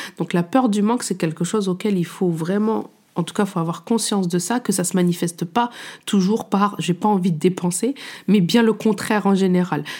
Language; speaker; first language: French; native; French